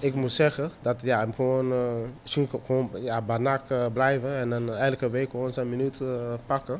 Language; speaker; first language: Dutch; non-native, fluent; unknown